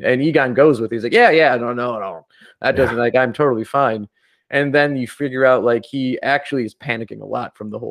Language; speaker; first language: English; native; English